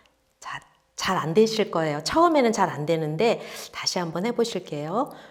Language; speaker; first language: Korean; native; Korean